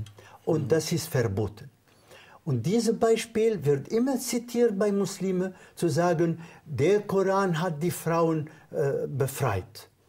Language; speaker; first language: German; non-native, fluent; Arabic